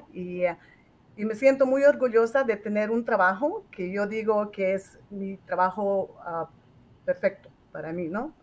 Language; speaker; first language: Spanish; native; Spanish